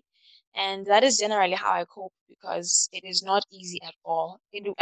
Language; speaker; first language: English; non-native, local second language; Southern Sotho